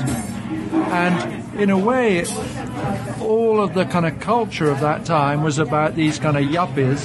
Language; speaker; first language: English; native; English